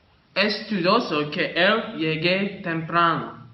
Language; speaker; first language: Spanish; non-native, learner; English